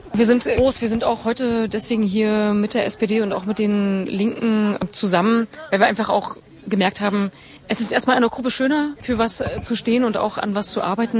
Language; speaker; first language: German; native; German